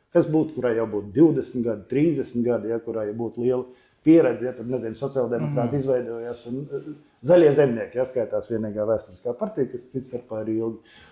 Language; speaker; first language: Latvian; non-native, local second language; Russian